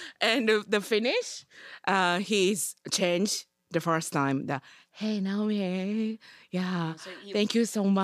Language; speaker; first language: English; non-native, learner; Japanese